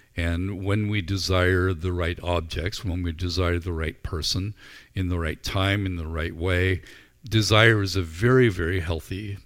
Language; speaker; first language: English; native; English